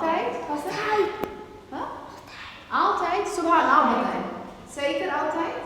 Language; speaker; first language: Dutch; non-native, fluent; Urdu